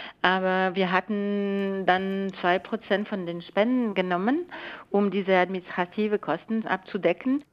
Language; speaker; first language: German; non-native, local second language; French